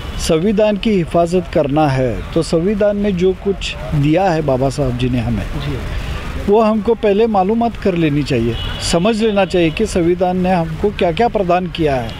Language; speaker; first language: Hindi; non-native, local second language; Marathi